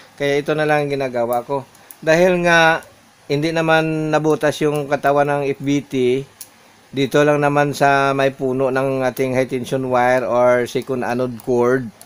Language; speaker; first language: Filipino; non-native, local second language; Hiligaynon